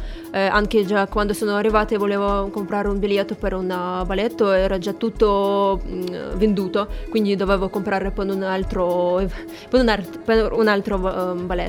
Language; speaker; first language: Italian; non-native, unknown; Russian